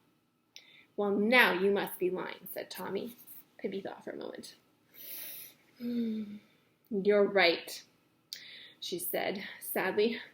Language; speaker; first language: English; native; English